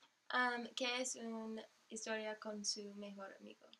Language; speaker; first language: Spanish; non-native, learner; English